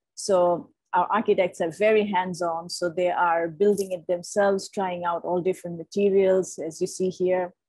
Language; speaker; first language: English; non-native, local second language; Bangla